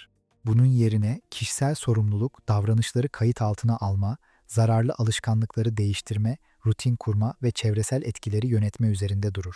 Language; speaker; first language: Turkish; native; Turkish